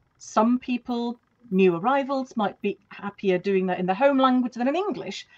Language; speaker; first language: English; non-native, fluent; German